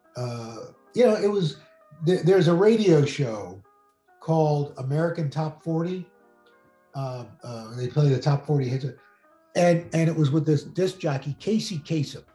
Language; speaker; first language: English; native; English